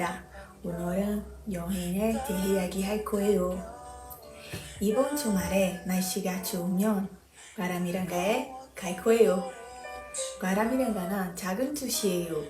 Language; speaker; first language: Korean; non-native, learner; Portuguese